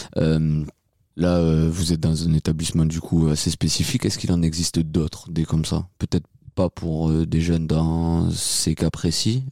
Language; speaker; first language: French; native; French